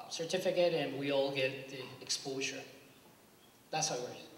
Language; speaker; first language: English; non-native, fluent; Spanish